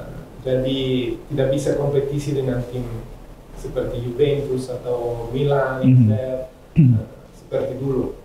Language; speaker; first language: Indonesian; non-native, fluent; Italian